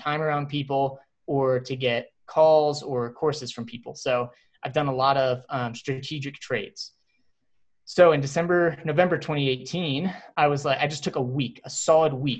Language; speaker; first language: English; native; English